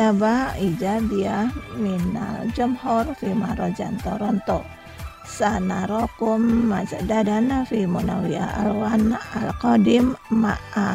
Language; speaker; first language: Arabic; non-native, fluent; Indonesian